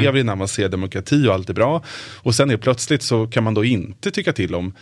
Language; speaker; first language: Swedish; native; Swedish